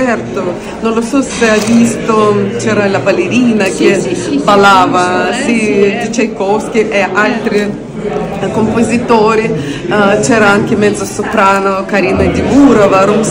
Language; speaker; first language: Italian; non-native, fluent; Russian